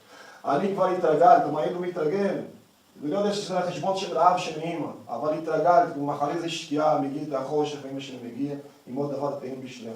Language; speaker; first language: Hebrew; non-native, learner; Portuguese